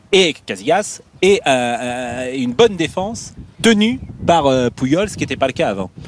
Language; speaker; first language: French; native; French